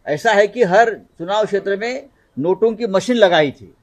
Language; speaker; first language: Hindi; non-native, local second language; Marathi